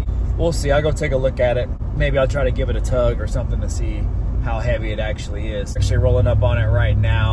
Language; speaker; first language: English; native; English